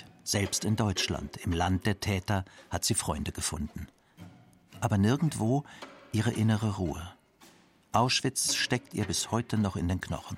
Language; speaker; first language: German; native; German